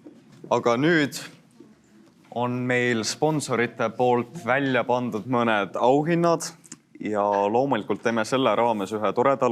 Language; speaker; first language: Estonian; native; Estonian